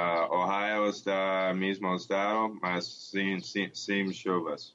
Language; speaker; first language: Portuguese; non-native, learner; English